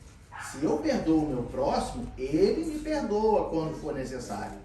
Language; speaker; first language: Portuguese; native; Portuguese